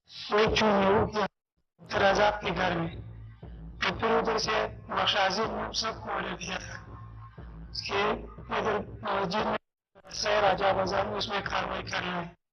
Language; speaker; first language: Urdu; non-native, local second language; Pashto